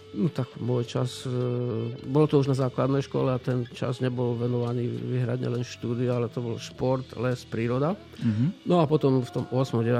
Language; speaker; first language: Slovak; native; Slovak